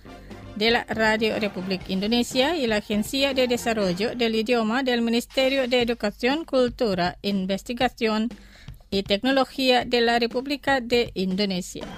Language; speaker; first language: Spanish; non-native, fluent; Indonesian